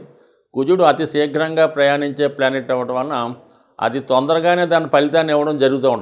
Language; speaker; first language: Telugu; native; Telugu